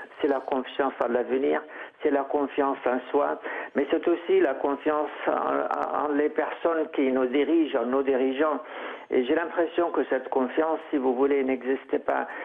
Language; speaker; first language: French; non-native, fluent; Arabic